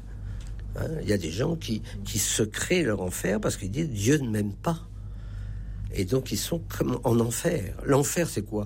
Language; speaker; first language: French; native; French